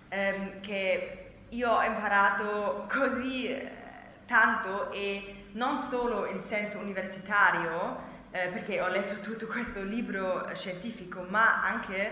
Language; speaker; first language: Italian; non-native, learner; German